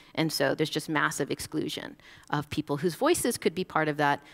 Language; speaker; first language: English; native; English